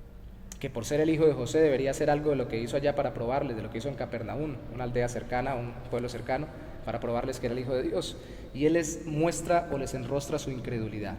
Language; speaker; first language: Spanish; native; Spanish